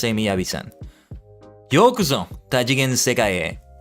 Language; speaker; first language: Japanese; non-native, learner; English